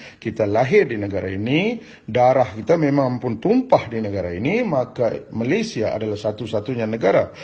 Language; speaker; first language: Malay; non-native, local second language; Tamil